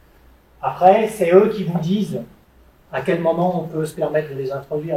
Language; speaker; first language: French; native; French